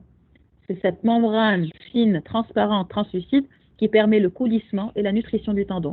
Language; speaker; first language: French; non-native, local second language; Arabic